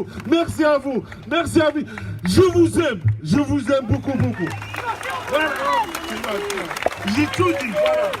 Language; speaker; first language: French; non-native, learner; Arabic